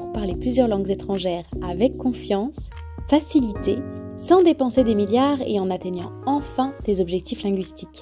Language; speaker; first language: French; native; French